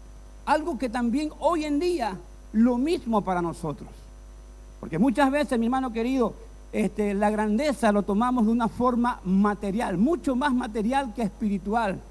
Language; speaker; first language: Spanish; native; Spanish